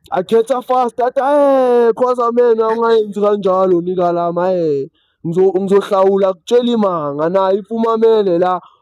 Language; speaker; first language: Zulu; native; Zulu